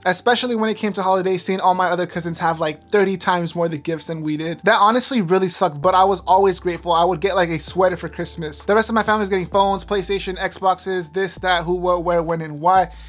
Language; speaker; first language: English; early bilingual, other home language; Spanish